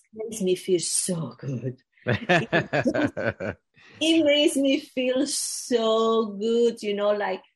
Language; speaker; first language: English; non-native, fluent; Spanish